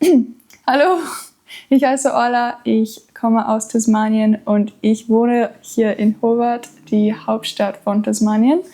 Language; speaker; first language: German; early bilingual, heritage; German